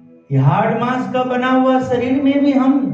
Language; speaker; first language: Hindi; native; Hindi